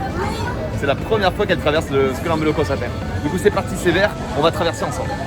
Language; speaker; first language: French; native; French